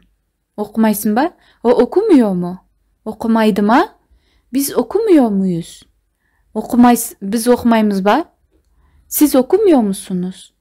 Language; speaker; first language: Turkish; non-native, fluent; Kazakh